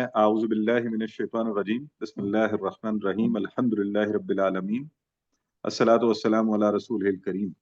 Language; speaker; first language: Urdu; native; Urdu